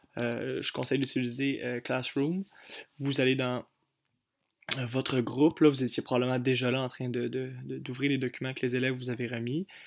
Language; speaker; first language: French; native; French